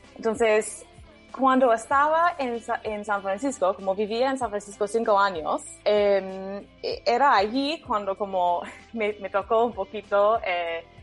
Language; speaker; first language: Spanish; non-native, fluent; English